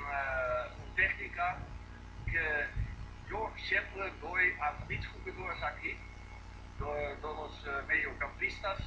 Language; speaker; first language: Spanish; non-native, fluent; Dutch